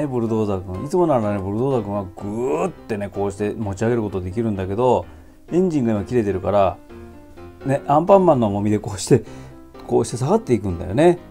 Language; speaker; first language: Japanese; native; Japanese